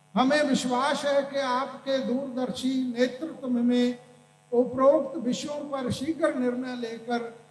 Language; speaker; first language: Hindi; non-native, local second language; Punjabi